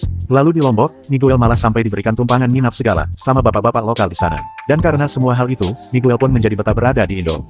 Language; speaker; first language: Indonesian; native; Indonesian